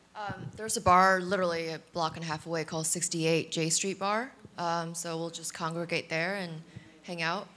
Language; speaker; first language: English; early bilingual, other home language; Chinese